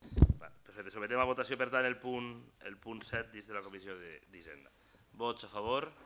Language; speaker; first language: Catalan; native; Catalan